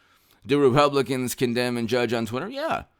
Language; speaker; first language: English; native; English